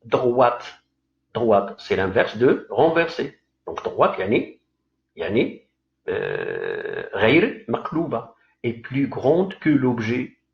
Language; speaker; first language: French; non-native, local second language; Arabic